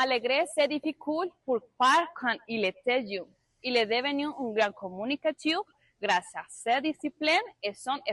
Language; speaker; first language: French; non-native, learner; Spanish